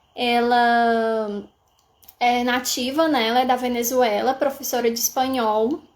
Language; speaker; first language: Portuguese; native; Portuguese